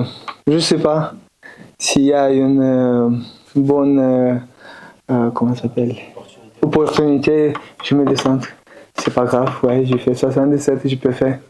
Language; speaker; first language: French; non-native, learner; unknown